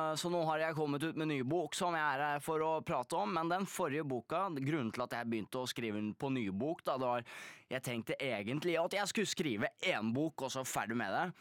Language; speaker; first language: Norwegian; early bilingual, other home language; Polish